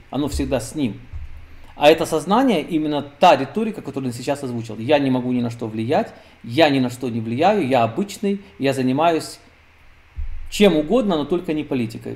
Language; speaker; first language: Russian; native; Russian